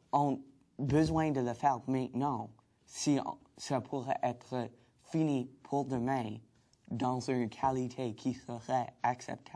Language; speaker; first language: French; non-native, learner; English